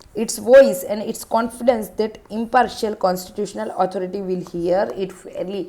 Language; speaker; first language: English; non-native, local second language; Gujarati